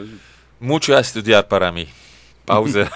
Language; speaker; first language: Spanish; non-native, learner; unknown